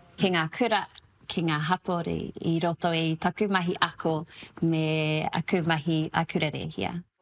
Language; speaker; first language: Māori; non-native, local second language; English